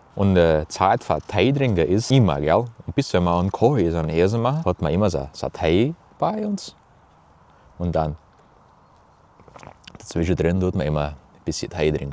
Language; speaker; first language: German; early bilingual, heritage; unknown